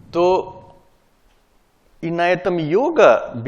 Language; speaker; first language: Russian; non-native, learner; Hindi